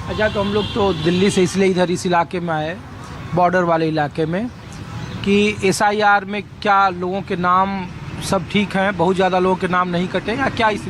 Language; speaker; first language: Hindi; native; Hindi